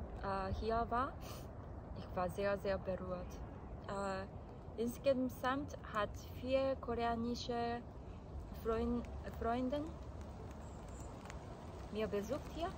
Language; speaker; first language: German; non-native, learner; Korean